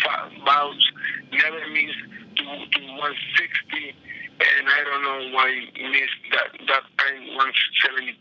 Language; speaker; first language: English; non-native, learner; Spanish